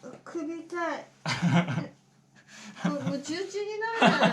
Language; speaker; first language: Japanese; native; Japanese